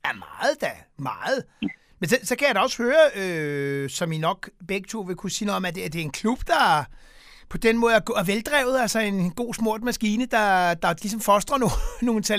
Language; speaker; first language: Danish; native; Danish